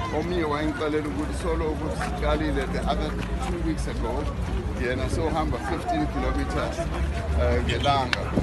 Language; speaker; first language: Zulu; non-native, local second language; Venda